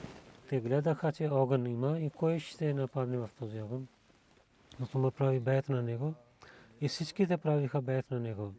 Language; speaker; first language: Bulgarian; non-native, learner; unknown